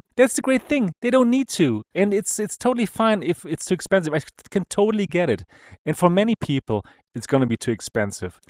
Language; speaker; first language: English; non-native, fluent; German